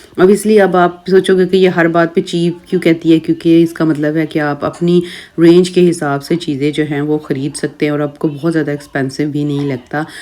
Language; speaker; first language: Urdu; native; Urdu